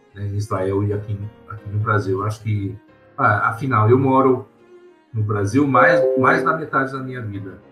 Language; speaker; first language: Portuguese; non-native, fluent; English